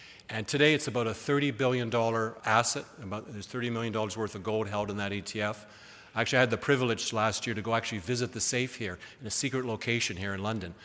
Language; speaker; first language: English; native; English